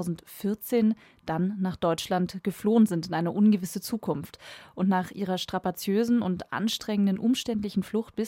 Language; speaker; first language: German; native; German